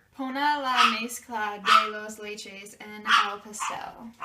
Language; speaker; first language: Spanish; non-native, learner; English